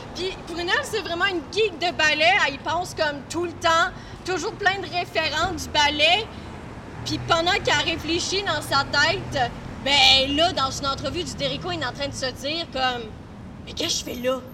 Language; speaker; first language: French; native; French